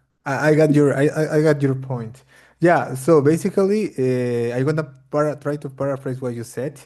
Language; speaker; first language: English; non-native, fluent; Spanish